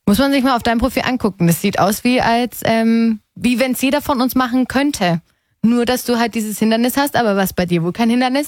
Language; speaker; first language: German; native; German